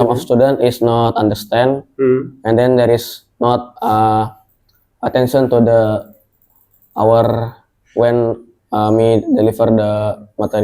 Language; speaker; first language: English; non-native, learner; Indonesian